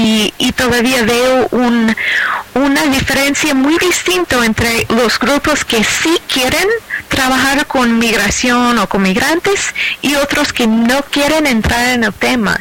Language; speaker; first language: Spanish; non-native, fluent; English